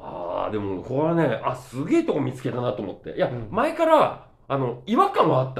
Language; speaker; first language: Japanese; native; Japanese